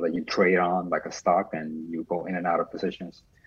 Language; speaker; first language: English; non-native, fluent; Spanish